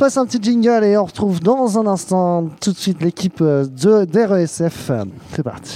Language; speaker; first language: French; native; French